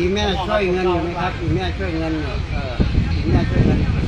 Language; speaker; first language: Thai; native; Thai